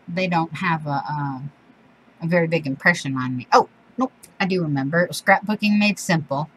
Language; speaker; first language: English; native; English